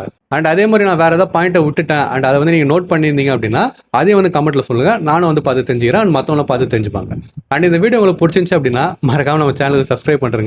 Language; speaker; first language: Tamil; native; Tamil